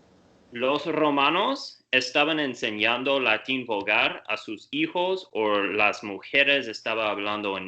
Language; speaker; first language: Spanish; non-native, learner; English